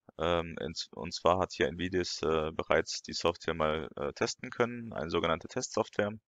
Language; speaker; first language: German; non-native, fluent; French